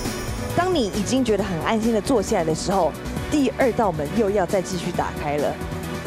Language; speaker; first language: Chinese; native; Chinese